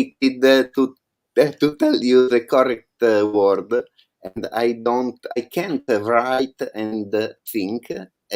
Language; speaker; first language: English; non-native, learner; Italian